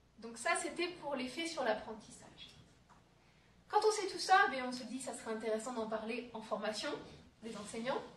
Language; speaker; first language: French; native; French